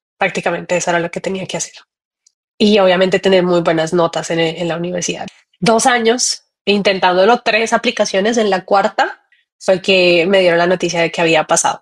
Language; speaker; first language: Spanish; native; Spanish